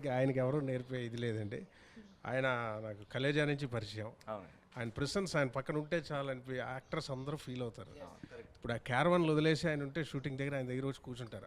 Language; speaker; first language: Telugu; native; Telugu